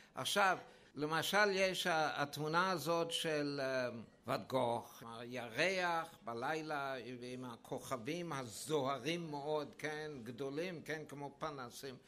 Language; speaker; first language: Hebrew; non-native, fluent; English